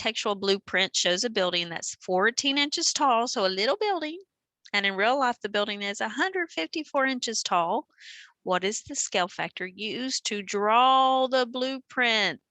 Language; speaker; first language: English; native; English